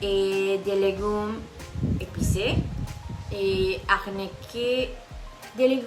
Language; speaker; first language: French; non-native, learner; Spanish